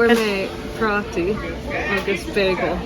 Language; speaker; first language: Irish; non-native, learner; English